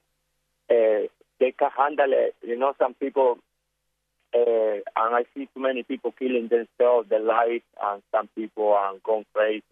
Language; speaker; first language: English; non-native, learner; Spanish